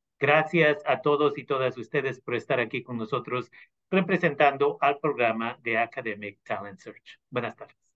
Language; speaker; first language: Spanish; native; Spanish